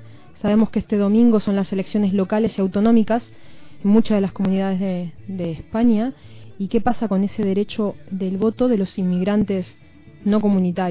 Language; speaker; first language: Spanish; native; Spanish